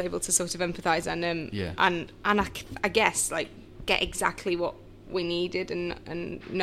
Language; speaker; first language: English; native; English